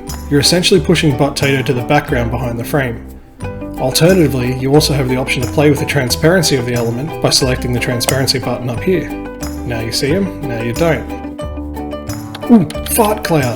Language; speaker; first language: English; native; English